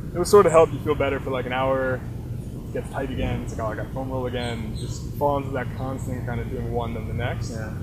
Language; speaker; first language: English; native; English